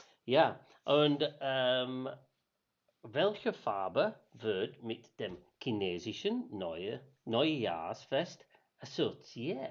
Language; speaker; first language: German; non-native, learner; English